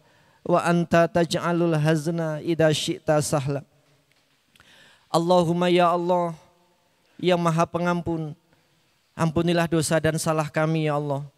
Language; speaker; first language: Indonesian; native; Indonesian